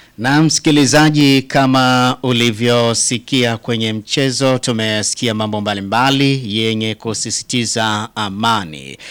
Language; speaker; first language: Swahili; native; Swahili